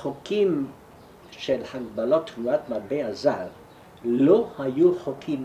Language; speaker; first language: Hebrew; non-native, fluent; German